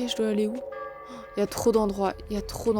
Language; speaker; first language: French; native; French